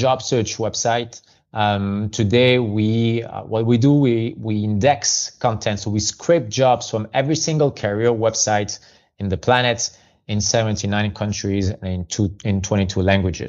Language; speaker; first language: English; non-native, fluent; French